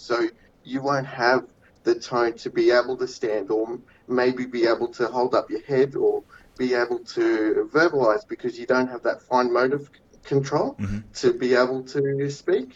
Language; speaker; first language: English; native; English